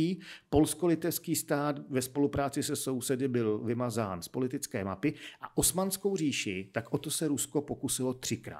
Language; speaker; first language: Czech; native; Czech